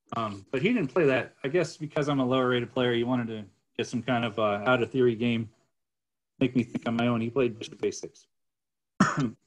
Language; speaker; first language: English; native; English